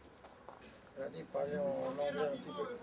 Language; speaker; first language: French; non-native, local second language; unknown